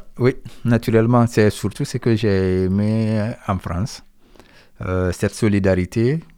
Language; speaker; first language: French; non-native, local second language; Mandingo